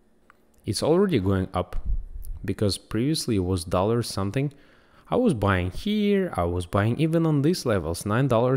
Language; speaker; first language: English; non-native, fluent; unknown